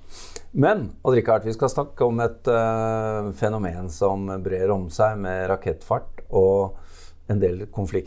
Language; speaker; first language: Norwegian; native; Norwegian